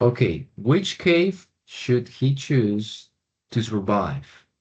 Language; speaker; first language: English; non-native, fluent; Spanish